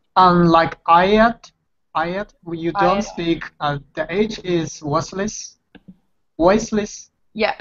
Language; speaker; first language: English; non-native, fluent; Chinese